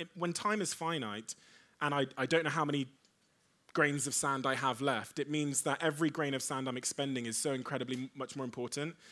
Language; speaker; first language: English; native; English